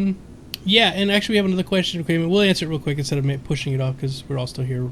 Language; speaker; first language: English; native; English